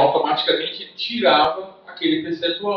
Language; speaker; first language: Portuguese; native; Portuguese